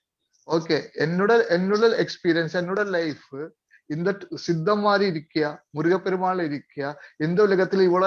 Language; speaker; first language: Tamil; non-native, learner; Malayalam